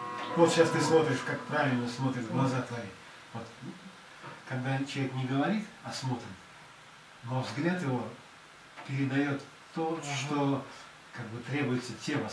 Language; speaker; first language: Russian; native; Russian